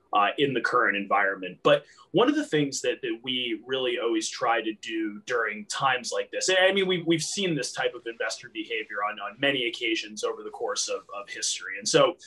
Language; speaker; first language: English; native; English